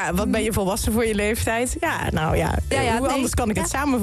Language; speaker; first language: Dutch; native; Dutch